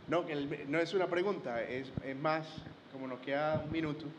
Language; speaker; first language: Spanish; native; Spanish